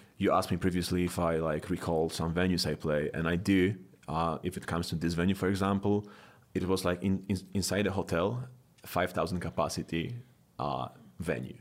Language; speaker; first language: English; non-native, fluent; Polish